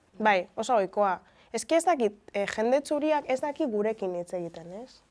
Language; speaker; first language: Basque; early bilingual, other home language; Spanish